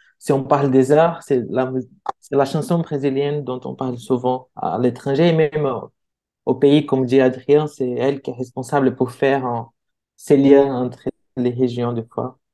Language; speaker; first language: French; non-native, fluent; Portuguese